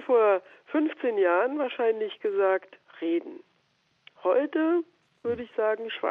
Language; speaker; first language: German; native; German